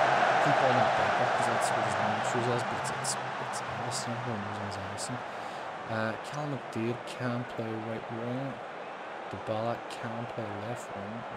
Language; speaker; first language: English; native; English